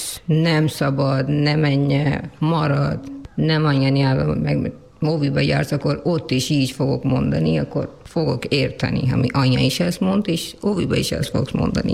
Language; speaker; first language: Hungarian; non-native, learner; Urdu